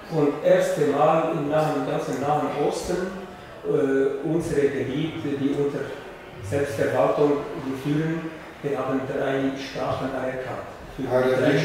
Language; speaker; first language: German; non-native, fluent; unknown